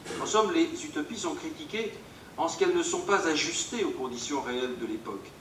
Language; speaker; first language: French; native; French